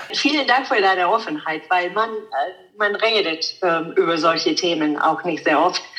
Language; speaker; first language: German; non-native, fluent; Italian